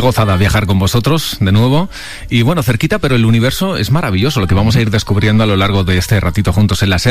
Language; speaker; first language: Spanish; native; Spanish